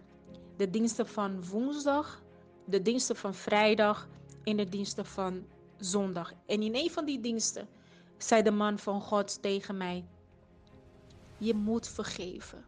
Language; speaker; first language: Dutch; early bilingual, other home language; Portuguese